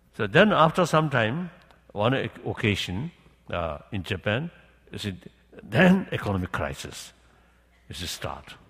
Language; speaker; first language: English; non-native, learner; Tibetan